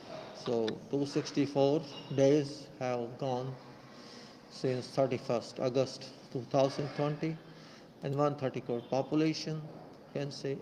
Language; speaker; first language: English; non-native, local second language; Hindi